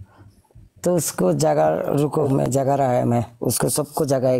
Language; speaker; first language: Hindi; non-native, fluent; Bangla